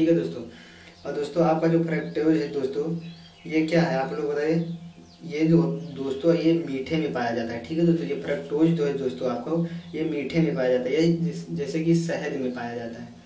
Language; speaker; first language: Hindi; native; Hindi